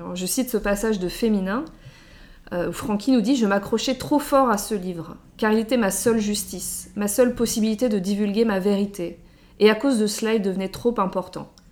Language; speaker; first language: French; native; French